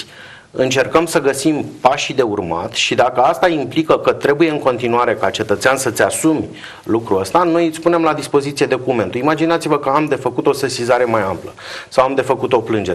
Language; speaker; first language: Romanian; native; Romanian